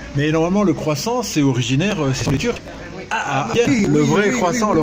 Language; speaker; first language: French; native; French